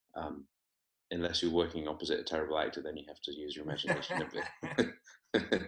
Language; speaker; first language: English; native; English